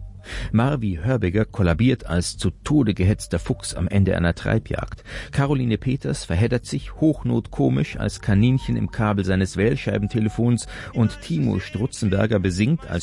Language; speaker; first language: German; native; German